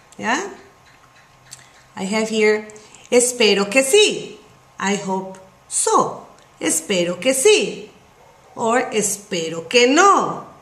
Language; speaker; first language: Spanish; non-native, fluent; English